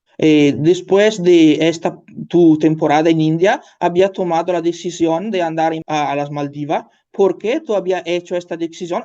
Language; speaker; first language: Spanish; non-native, learner; Italian